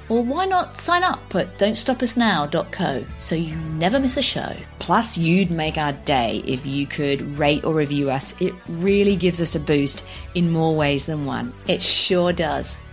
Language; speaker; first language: English; native; English